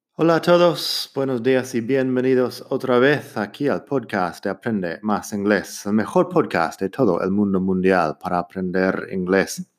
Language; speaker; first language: Spanish; non-native, fluent; English